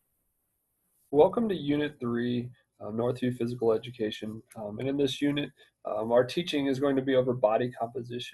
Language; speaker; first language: English; native; English